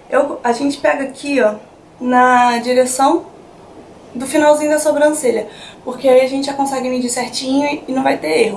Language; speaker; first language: Portuguese; native; Portuguese